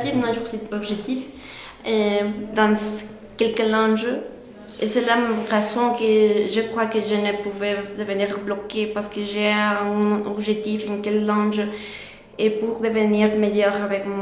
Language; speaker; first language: French; non-native, learner; Spanish